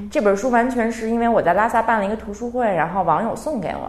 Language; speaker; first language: Chinese; native; Chinese